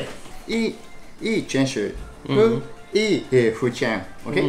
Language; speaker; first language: Chinese; non-native, learner; Japanese